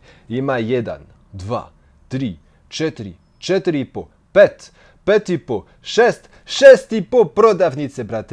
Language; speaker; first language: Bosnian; non-native, fluent; French